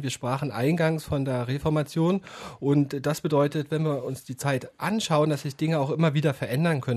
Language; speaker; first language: German; native; German